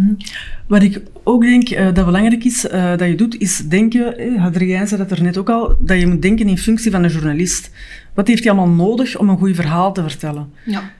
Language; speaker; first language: Dutch; native; Dutch